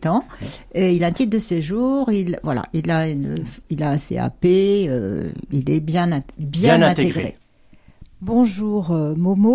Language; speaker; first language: French; native; French